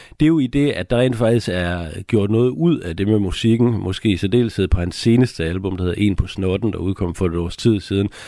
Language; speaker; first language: Danish; native; Danish